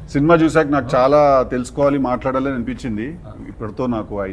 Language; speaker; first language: Telugu; native; Telugu